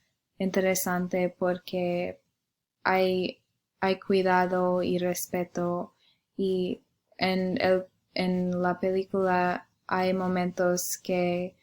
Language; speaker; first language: Spanish; non-native, learner; English